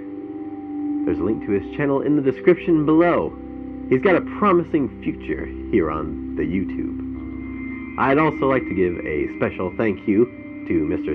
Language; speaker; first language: English; native; English